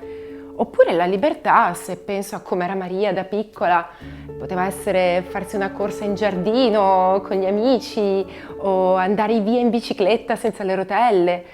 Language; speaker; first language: Italian; native; Italian